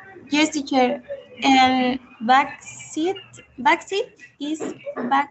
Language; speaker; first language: English; non-native, learner; Spanish